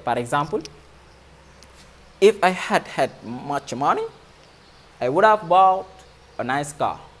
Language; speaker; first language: English; non-native, fluent; Wolof